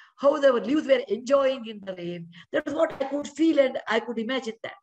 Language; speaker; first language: English; non-native, local second language; Kannada